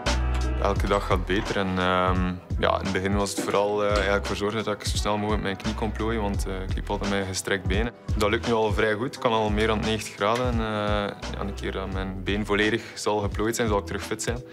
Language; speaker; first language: Dutch; native; Dutch